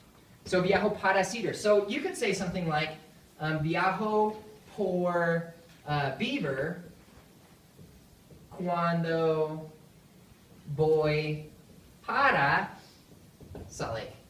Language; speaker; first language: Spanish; non-native, fluent; English